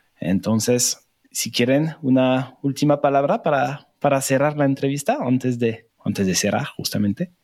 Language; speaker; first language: Spanish; non-native, fluent; French